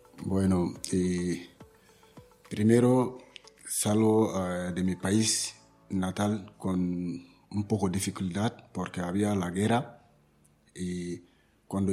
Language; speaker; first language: Spanish; non-native, learner; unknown